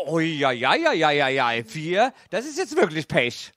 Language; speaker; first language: German; native; German